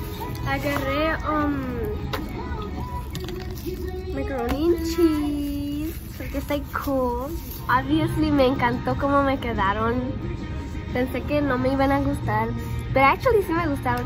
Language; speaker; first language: Spanish; early bilingual, other home language; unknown